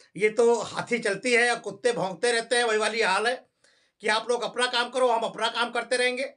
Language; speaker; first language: Hindi; native; Hindi